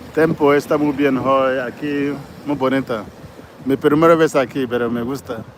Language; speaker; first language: Spanish; non-native, learner; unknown